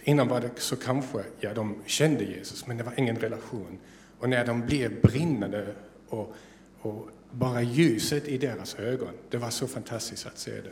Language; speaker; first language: Swedish; non-native, fluent; German